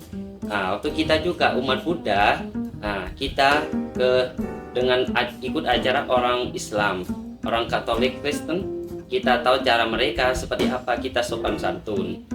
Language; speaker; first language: Indonesian; non-native, learner; Thai